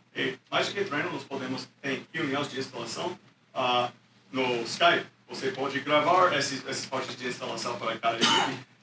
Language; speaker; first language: Portuguese; non-native, learner; English